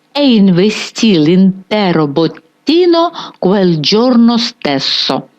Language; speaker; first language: Italian; non-native, fluent; Ukrainian